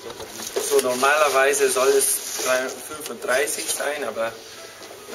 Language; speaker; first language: German; non-native, fluent; Slovenian